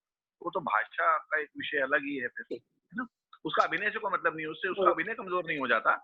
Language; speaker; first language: Hindi; native; Hindi